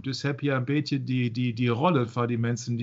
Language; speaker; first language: Dutch; non-native, learner; German